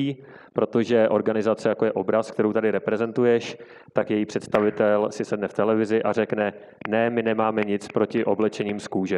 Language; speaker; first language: Czech; native; Czech